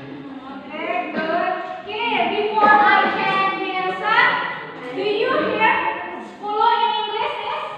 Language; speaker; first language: English; non-native, learner; Indonesian